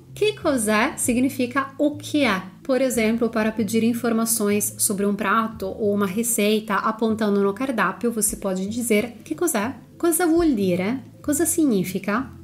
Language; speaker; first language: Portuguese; non-native, fluent; Italian